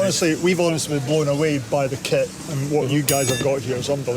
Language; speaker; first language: English; native; English